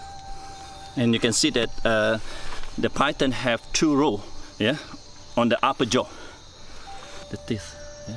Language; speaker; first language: English; non-native, fluent; Malay